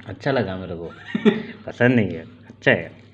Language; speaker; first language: Hindi; non-native, local second language; Tamil